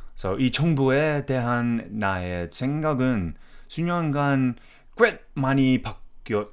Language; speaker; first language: Korean; non-native, fluent; English